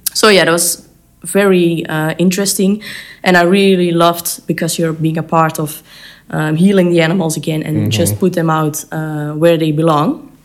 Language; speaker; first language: English; non-native, fluent; Dutch